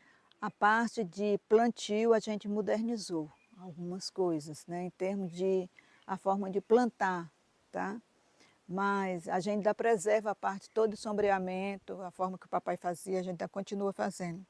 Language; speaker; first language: Portuguese; native; Portuguese